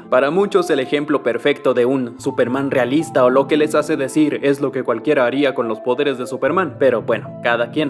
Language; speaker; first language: Spanish; native; Spanish